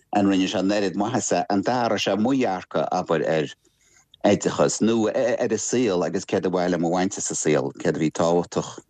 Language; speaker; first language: Irish; non-native, local second language; English